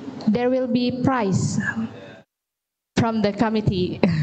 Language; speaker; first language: English; non-native, fluent; Indonesian